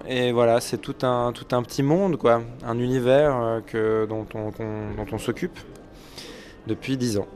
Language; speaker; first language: French; native; French